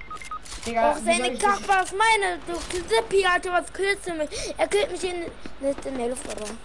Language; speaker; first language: German; early bilingual, other home language; Turkish